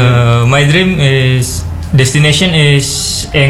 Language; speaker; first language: English; non-native, learner; Indonesian